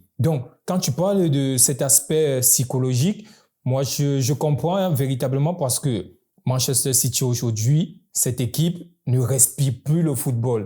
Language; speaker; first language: French; native; French